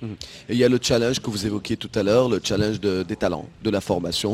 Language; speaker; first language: French; non-native, local second language; Arabic